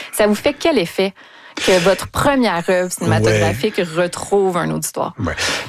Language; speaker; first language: French; native; French